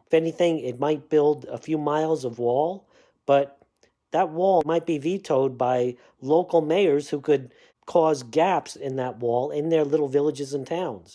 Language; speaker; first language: English; native; English